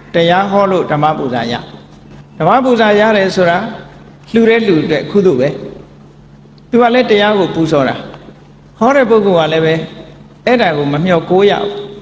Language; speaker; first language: Burmese; native; Burmese